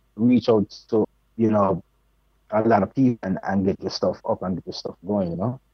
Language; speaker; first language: English; non-native, local second language; Jamaican Creole English